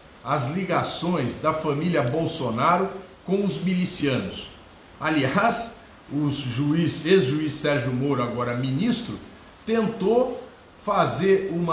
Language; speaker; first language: Portuguese; native; Portuguese